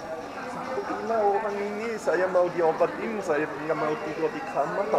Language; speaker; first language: Indonesian; non-native, fluent; German